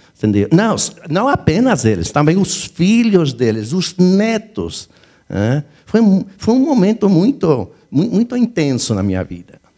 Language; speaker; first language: Portuguese; non-native, fluent; French